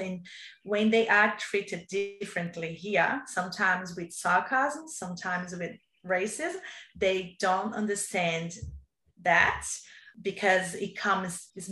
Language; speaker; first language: English; non-native, fluent; Portuguese